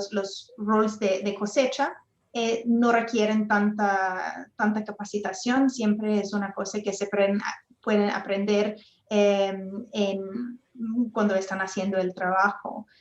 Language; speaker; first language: Spanish; non-native, fluent; English